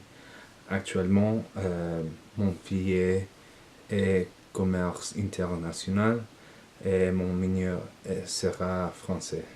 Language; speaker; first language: French; non-native, learner; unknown